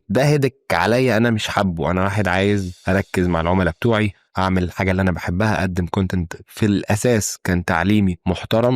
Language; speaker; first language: Arabic; native; Arabic